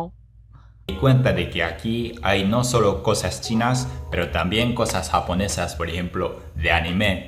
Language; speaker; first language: Spanish; non-native, fluent; Japanese